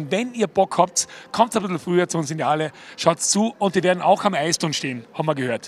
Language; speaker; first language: German; native; German